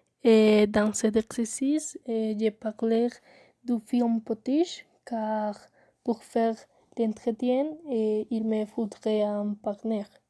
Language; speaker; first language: French; non-native, learner; Spanish